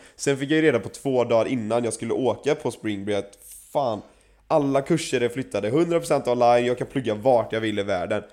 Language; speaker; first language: Swedish; native; Swedish